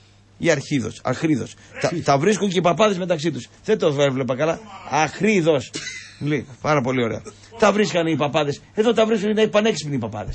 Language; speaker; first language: Greek; native; Greek